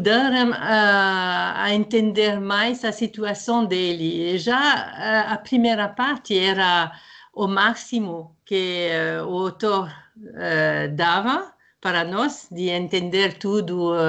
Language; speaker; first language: Portuguese; non-native, fluent; French